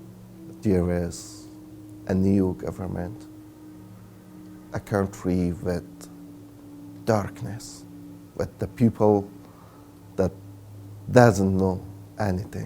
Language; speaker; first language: English; non-native, learner; Persian